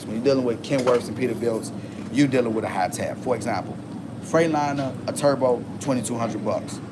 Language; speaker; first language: English; native; English